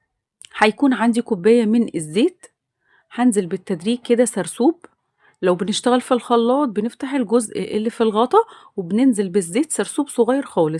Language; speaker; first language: Arabic; native; Arabic